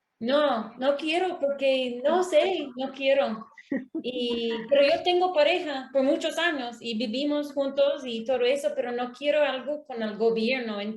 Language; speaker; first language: Spanish; non-native, learner; English